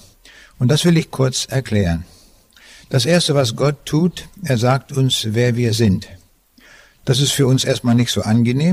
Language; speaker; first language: German; native; German